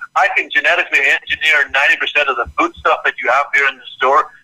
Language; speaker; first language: English; native; English